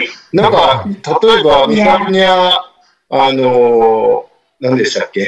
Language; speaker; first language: Indonesian; native; Indonesian